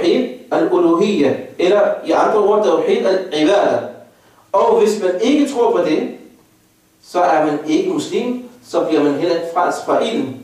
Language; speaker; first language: Danish; non-native, fluent; Arabic